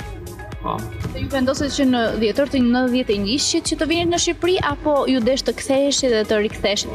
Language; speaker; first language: Albanian; native; Albanian